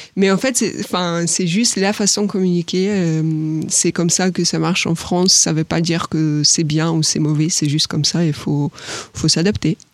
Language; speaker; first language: French; non-native, fluent; Ukrainian